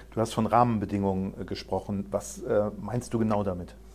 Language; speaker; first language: German; native; German